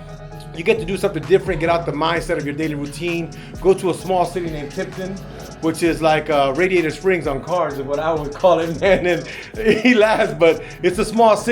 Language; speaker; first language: English; native; English